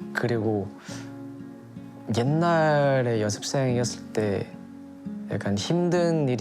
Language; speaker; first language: Korean; non-native, fluent; Thai